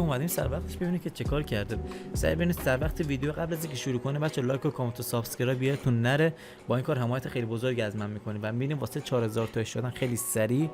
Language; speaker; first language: Persian; native; Persian